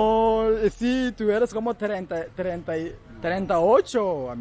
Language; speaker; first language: Spanish; non-native, learner; Swahili